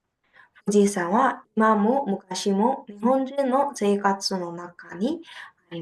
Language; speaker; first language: Japanese; non-native, fluent; Burmese